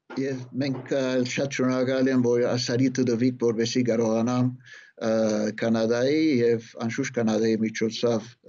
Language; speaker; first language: Armenian; early bilingual, heritage; Armenian